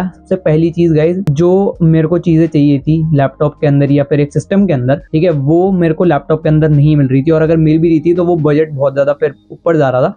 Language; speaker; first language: Hindi; native; Hindi